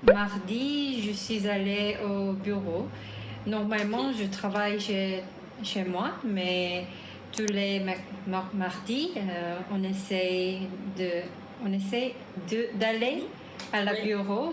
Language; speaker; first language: French; non-native, learner; Korean